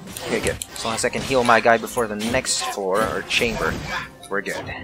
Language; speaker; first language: English; native; English